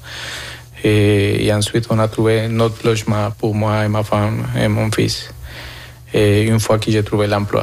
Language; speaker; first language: French; non-native, fluent; Spanish